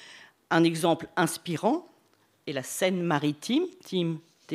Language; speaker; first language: French; native; French